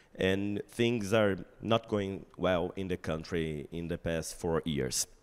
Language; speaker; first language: English; non-native, fluent; Portuguese